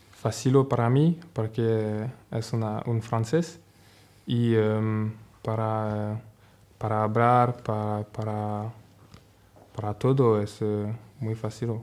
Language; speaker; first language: Spanish; non-native, learner; French